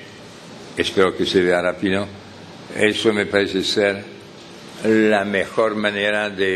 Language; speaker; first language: Spanish; non-native, fluent; French